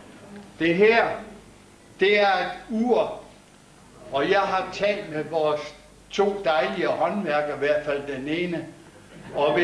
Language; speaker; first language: Danish; native; Danish